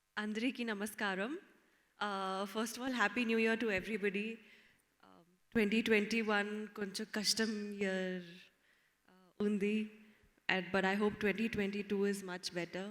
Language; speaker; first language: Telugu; non-native, learner; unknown